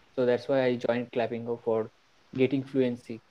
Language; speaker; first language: English; non-native, local second language; Bangla